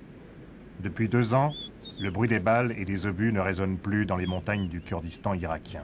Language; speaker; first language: French; native; French